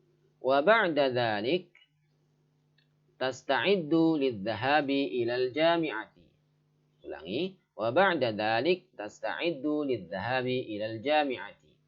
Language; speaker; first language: Arabic; non-native, fluent; Indonesian